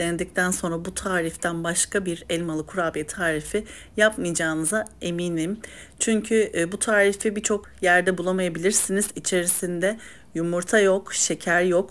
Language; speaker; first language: Turkish; native; Turkish